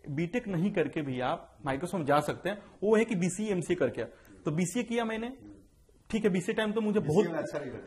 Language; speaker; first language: Hindi; native; Hindi